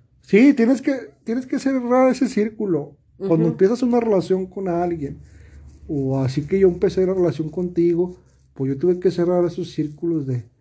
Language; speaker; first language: Spanish; native; Spanish